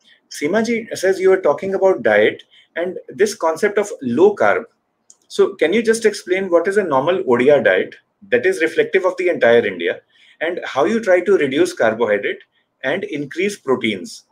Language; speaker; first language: English; non-native, local second language; Hindi